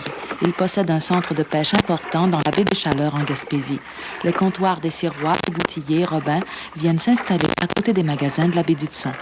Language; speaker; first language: French; native; French